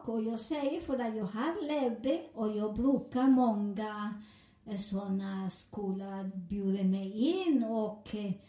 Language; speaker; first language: Swedish; non-native, fluent; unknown